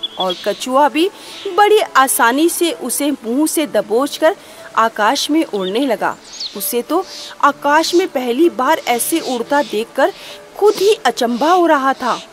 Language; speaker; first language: Hindi; native; Hindi